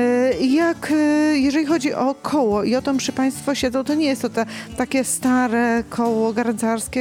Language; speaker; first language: Polish; native; Polish